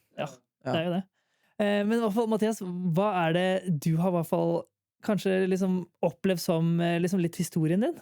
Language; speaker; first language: Norwegian; native; Norwegian